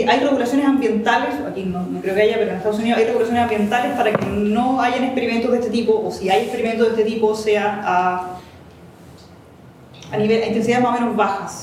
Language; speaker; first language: Spanish; native; Spanish